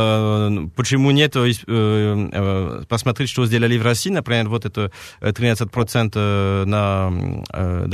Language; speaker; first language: Russian; non-native, fluent; French